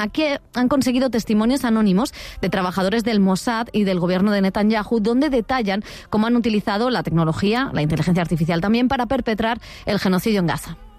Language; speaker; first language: Spanish; native; Spanish